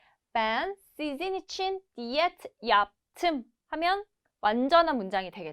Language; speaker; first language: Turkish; non-native, fluent; Korean